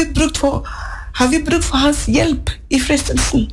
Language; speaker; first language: Norwegian; non-native, fluent; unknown